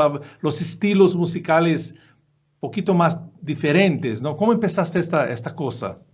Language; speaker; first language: Spanish; non-native, fluent; Portuguese